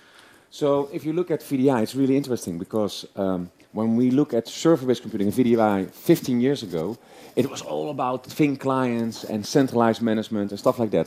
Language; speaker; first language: English; non-native, fluent; Dutch